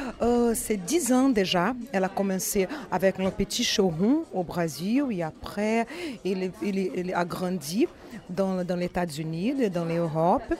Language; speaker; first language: French; non-native, learner; Portuguese